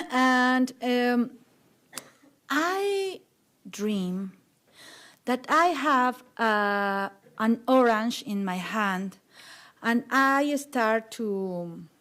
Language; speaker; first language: English; non-native, learner; Spanish